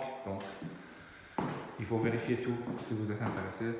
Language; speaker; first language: French; non-native, fluent; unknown